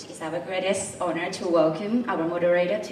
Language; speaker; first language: English; non-native, fluent; Thai